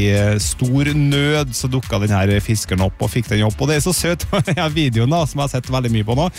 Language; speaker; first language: Norwegian; native; Norwegian